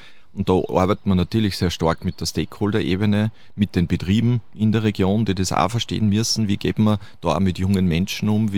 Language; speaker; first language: German; native; German